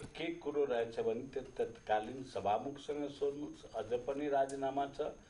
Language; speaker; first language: Nepali; non-native, local second language; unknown